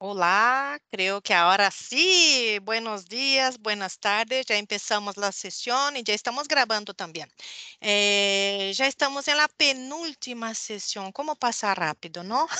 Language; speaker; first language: Spanish; non-native, fluent; Portuguese